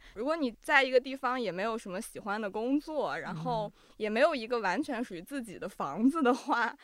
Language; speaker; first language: Chinese; native; Chinese